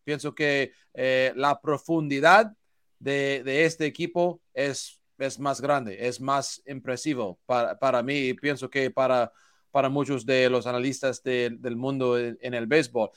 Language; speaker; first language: Spanish; non-native, learner; English